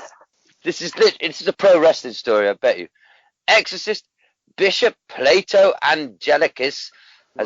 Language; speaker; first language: English; native; English